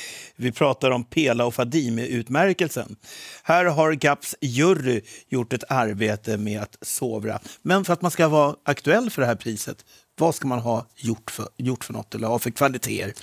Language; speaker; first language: Swedish; native; Swedish